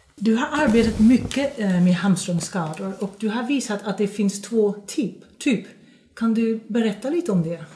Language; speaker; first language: Swedish; non-native, fluent; Dutch